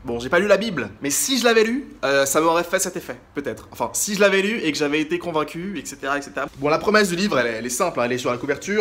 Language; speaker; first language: French; native; French